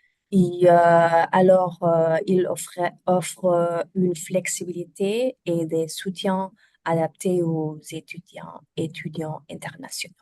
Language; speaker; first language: French; non-native, learner; German